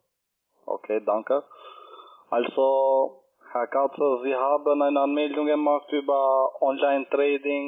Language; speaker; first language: German; non-native, learner; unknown